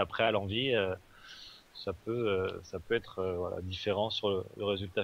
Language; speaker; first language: French; native; French